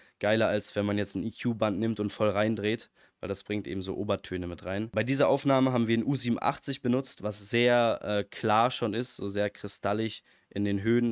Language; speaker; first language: German; native; German